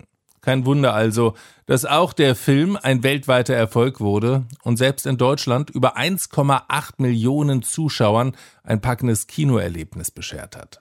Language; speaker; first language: German; native; German